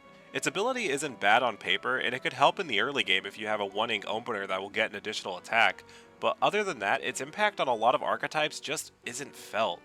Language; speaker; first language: English; native; English